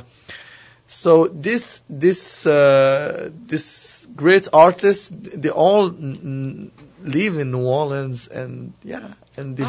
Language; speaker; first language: English; non-native, learner; Arabic